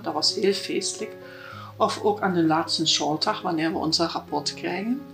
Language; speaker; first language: Dutch; non-native, fluent; German